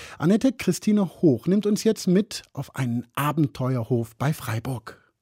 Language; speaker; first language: German; native; German